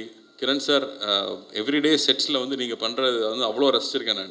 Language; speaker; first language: Tamil; native; Tamil